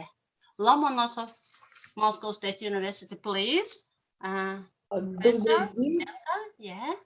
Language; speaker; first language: English; non-native, learner; Russian